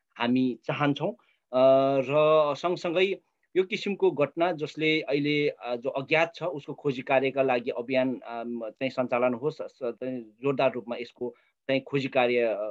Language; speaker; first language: Nepali; non-native, local second language; Sherpa